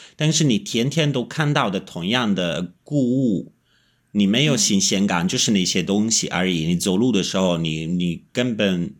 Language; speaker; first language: Chinese; non-native, fluent; Italian